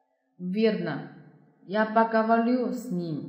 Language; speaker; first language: Russian; non-native, fluent; Chinese